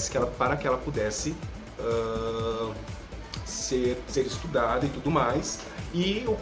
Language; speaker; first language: Portuguese; native; Portuguese